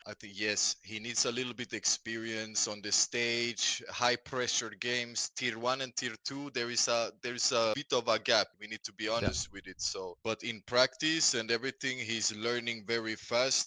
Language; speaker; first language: English; non-native, fluent; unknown